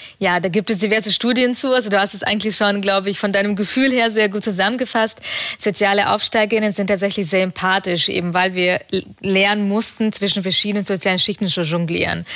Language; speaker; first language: German; early bilingual, other home language; Russian